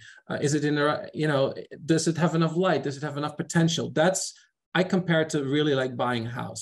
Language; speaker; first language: English; non-native, fluent; Dutch